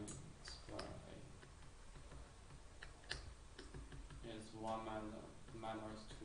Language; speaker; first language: English; non-native, learner; Chinese